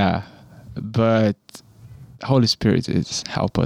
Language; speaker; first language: English; non-native, learner; Portuguese